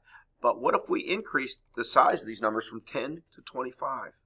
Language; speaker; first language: English; native; English